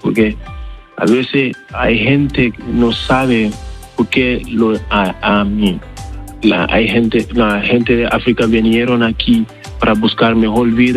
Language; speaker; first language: Spanish; non-native, learner; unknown